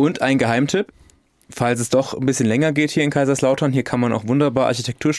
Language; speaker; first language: German; native; German